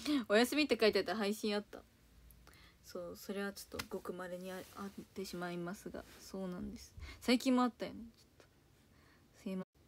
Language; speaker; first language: Japanese; native; Japanese